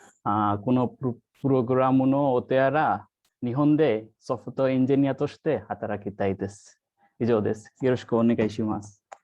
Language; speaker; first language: Japanese; non-native, learner; Bangla